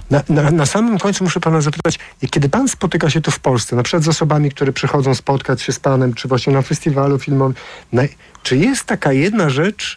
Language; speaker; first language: Polish; native; Polish